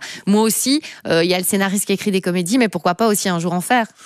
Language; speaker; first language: French; native; French